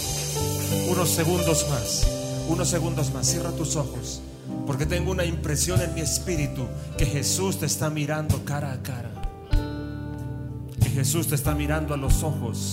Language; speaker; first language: Spanish; native; Spanish